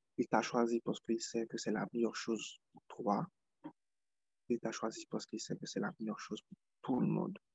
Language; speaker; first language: French; non-native, local second language; Haitian Creole